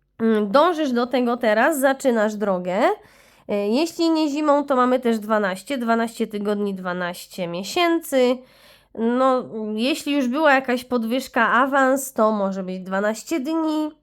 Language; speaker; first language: Polish; native; Polish